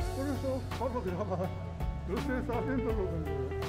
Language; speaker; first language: Spanish; non-native, fluent; Korean